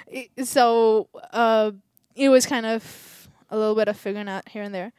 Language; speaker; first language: English; non-native, local second language; Telugu